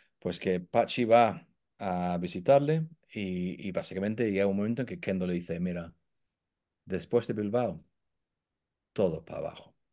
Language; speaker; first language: Spanish; non-native, fluent; English